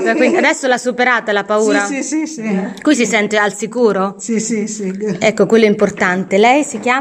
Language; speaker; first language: Italian; native; Italian